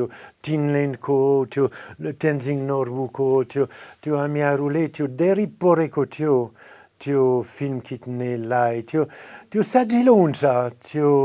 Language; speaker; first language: Nepali; non-native, fluent; French